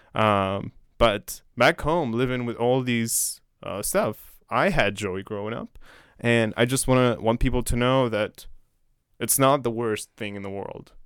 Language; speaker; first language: English; non-native, fluent; Arabic